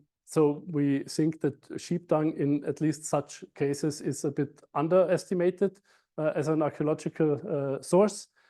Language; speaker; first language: English; non-native, fluent; German